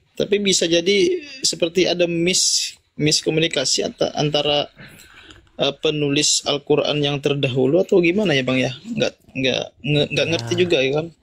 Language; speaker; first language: Indonesian; non-native, local second language; Banjar